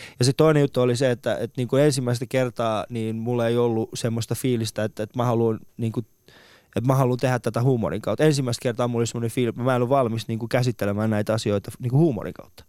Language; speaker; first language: Finnish; early bilingual, other home language; Persian